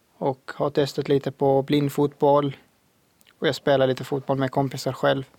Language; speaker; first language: Swedish; non-native, fluent; Arabic